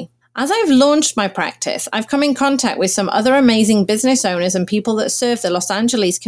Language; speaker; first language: English; native; English